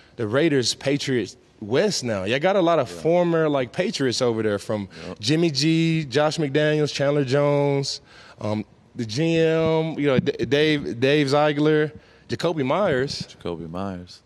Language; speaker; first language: English; native; English